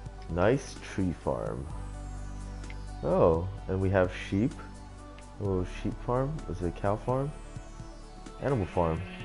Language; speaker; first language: English; early bilingual, other home language; Chinese